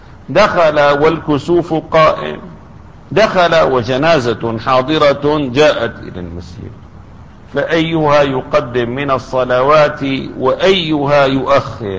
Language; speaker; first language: Arabic; native; Arabic